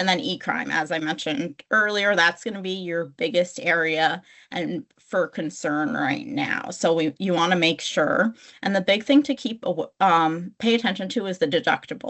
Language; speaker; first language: English; native; English